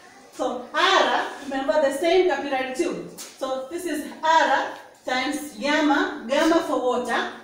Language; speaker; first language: English; non-native, local second language; Swahili